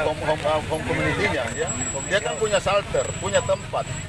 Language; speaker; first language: Malay; native; Malay